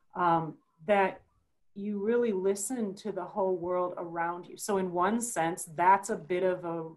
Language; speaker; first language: English; native; English